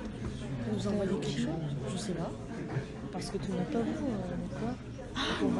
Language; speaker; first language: French; non-native, learner; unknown